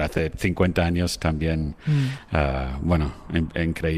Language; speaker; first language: Spanish; non-native, fluent; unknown